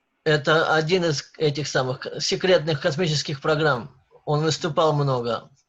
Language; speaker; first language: Russian; native; Russian